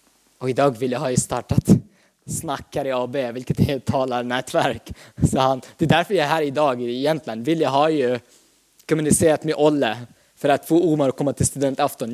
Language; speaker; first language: Swedish; non-native, fluent; Arabic